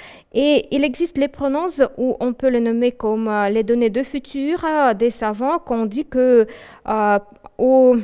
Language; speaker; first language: French; non-native, fluent; Russian